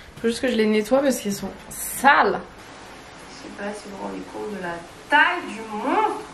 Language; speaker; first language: French; native; French